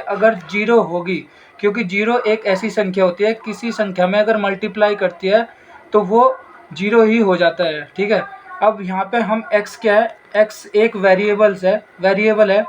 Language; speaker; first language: Hindi; native; Hindi